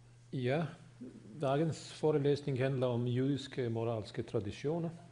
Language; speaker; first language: Swedish; non-native, fluent; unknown